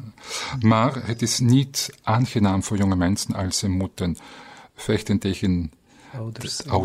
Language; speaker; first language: Dutch; non-native, fluent; German